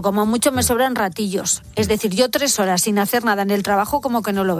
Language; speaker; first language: Spanish; native; Spanish